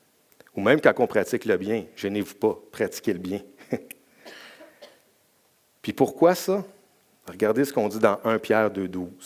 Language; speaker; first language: French; native; French